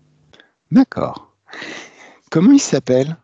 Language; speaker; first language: French; native; French